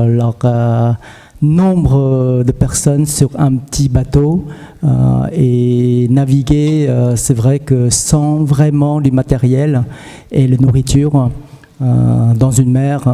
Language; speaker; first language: French; early bilingual, other home language; Vietnamese